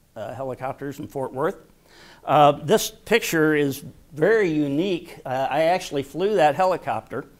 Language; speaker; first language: English; native; English